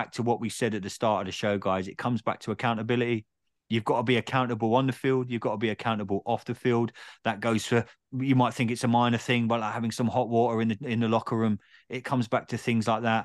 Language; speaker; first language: English; native; English